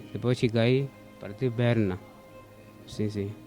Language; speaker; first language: Portuguese; non-native, local second language; Makhuwa